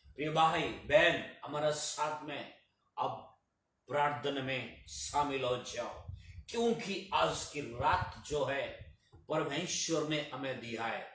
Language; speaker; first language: Hindi; non-native, local second language; Telugu